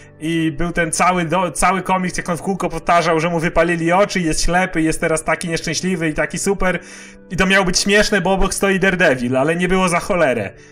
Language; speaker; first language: Polish; native; Polish